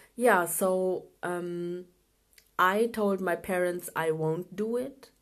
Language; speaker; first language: English; non-native, fluent; Urdu